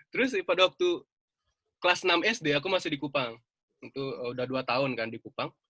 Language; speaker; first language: Indonesian; native; Indonesian